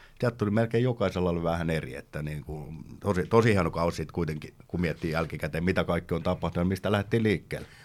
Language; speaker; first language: Finnish; native; Finnish